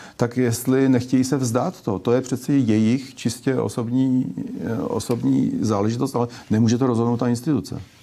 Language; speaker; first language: Czech; native; Czech